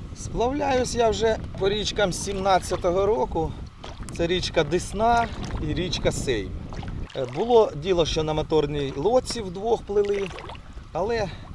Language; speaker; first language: Ukrainian; native; Ukrainian